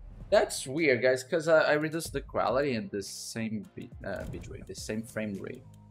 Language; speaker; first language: English; non-native, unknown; Portuguese